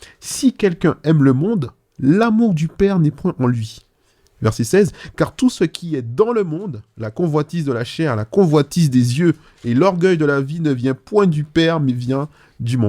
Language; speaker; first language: French; native; French